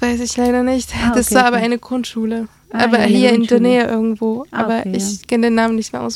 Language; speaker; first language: German; early bilingual, other home language; Arabic